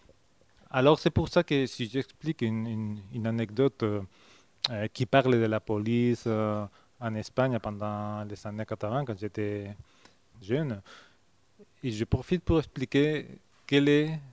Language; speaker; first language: French; non-native, fluent; Spanish